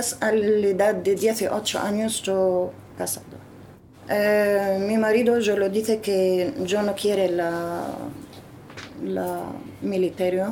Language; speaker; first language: Spanish; non-native, learner; Arabic